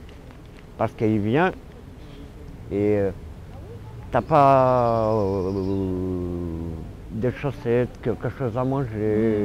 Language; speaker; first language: French; non-native, fluent; Romanian